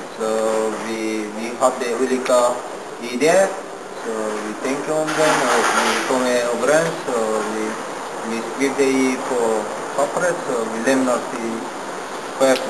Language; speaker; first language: Swedish; non-native, fluent; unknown